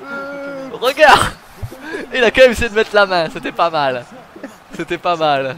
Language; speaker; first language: French; native; French